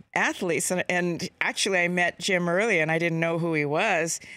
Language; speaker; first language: English; native; English